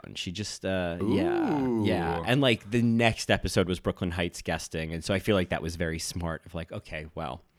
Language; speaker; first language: English; native; English